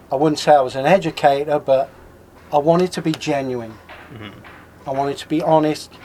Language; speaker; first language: English; native; English